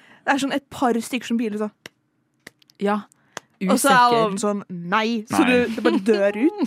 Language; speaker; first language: Norwegian; native; Norwegian